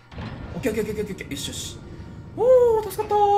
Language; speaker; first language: Japanese; native; Japanese